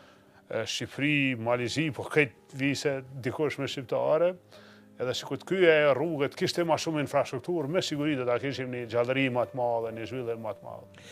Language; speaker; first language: Albanian; native; Albanian